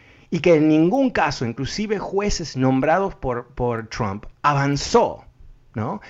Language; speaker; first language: Spanish; native; Spanish